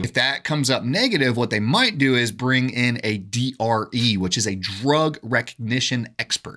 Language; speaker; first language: English; native; English